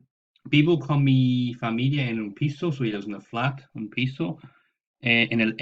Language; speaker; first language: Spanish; non-native, fluent; English